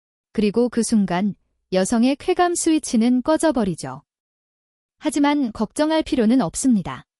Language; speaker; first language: Korean; native; Korean